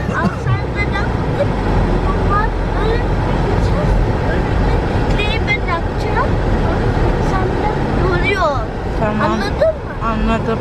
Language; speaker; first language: Turkish; early bilingual, heritage; Turkish